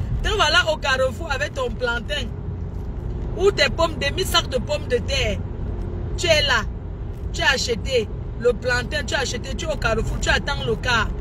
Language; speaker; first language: French; non-native, local second language; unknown